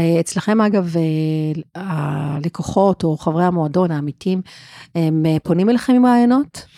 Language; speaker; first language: Hebrew; non-native, fluent; English